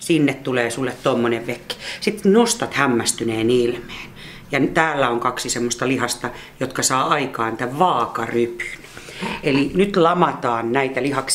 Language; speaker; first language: Finnish; native; Finnish